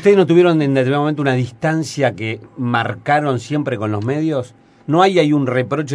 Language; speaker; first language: Spanish; native; Spanish